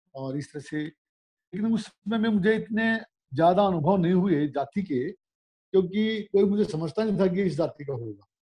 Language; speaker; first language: Hindi; native; Hindi